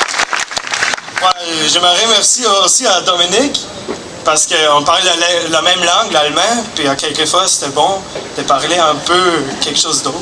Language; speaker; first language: French; non-native, fluent; German